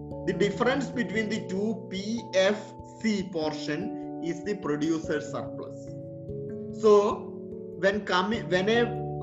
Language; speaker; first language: English; non-native, local second language; Malayalam